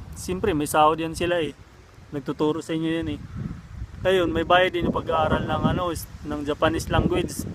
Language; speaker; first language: Filipino; non-native, local second language; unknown